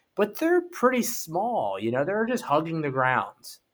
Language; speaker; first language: English; native; English